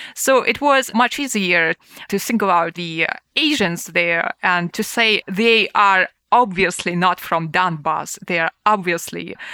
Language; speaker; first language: English; non-native, fluent; Russian